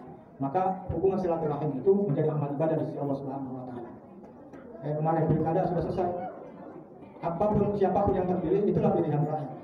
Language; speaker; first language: Indonesian; native; Indonesian